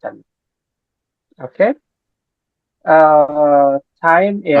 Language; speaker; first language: English; non-native, learner; Indonesian